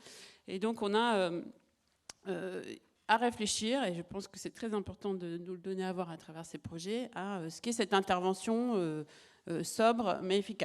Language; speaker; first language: French; native; French